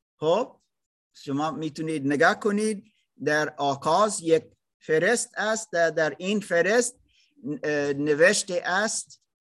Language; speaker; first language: Persian; non-native, learner; German